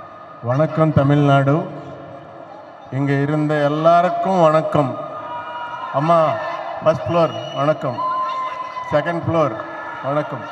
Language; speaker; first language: Tamil; non-native, learner; Telugu